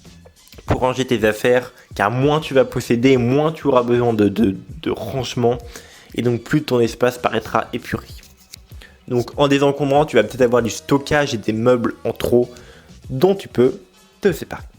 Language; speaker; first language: French; native; French